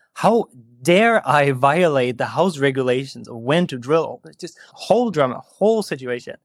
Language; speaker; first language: English; non-native, fluent; German